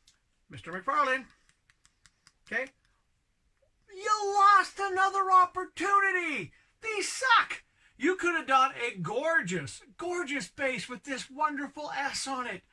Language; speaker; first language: English; native; English